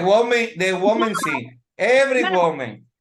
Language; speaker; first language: English; non-native, learner; Spanish